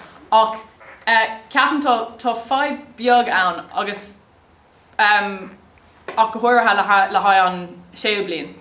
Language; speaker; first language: Irish; non-native, local second language; English